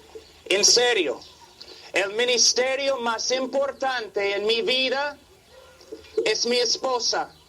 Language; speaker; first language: Spanish; non-native, fluent; English